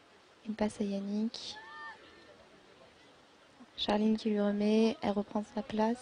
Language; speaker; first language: French; native; French